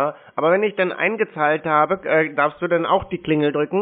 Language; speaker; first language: German; native; German